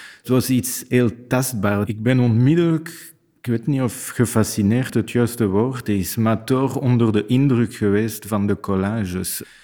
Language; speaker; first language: Dutch; non-native, fluent; French